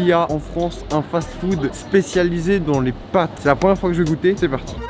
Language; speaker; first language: French; native; French